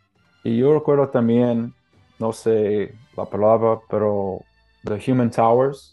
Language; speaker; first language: Spanish; non-native, learner; English